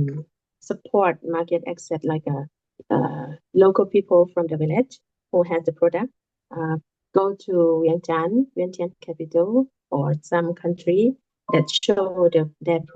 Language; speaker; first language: English; non-native, learner; Lao